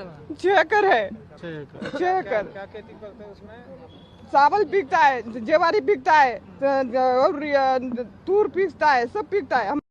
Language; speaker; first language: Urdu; non-native, local second language; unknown